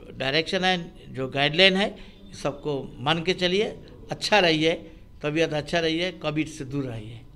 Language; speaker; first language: Hindi; non-native, local second language; Bangla